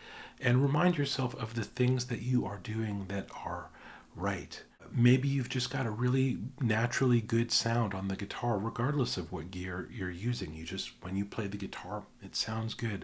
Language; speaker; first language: English; native; English